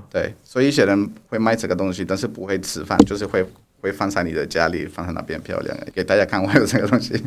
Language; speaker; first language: Chinese; non-native, fluent; Spanish